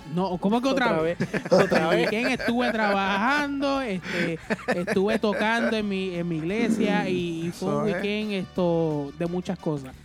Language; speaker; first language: Spanish; native; Spanish